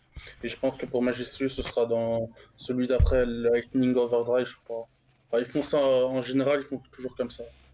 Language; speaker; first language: French; native; French